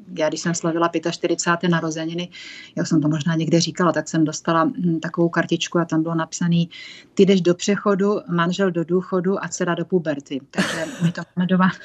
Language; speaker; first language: Czech; native; Czech